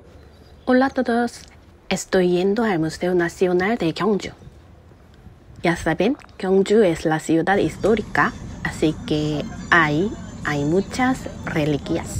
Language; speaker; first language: Spanish; non-native, learner; Korean